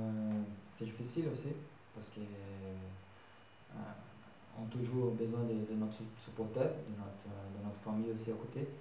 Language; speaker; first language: French; non-native, learner; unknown